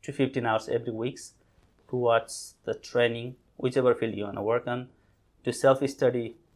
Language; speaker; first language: English; non-native, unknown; Nepali